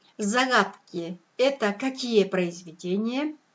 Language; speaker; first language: Russian; non-native, local second language; Kyrgyz